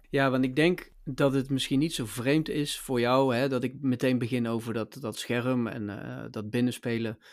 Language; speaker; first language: Dutch; native; Dutch